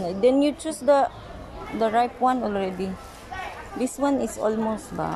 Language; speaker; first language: English; non-native, local second language; Filipino